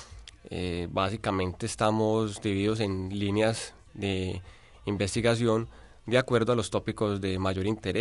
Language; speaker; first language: Spanish; native; Spanish